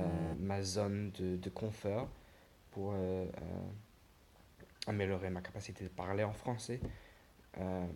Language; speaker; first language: French; non-native, learner; English